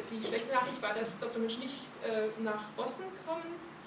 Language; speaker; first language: German; non-native, fluent; Hungarian